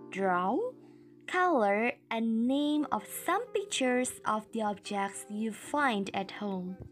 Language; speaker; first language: English; non-native, fluent; Indonesian